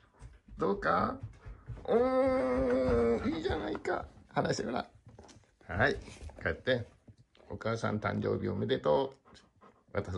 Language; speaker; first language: Japanese; native; Japanese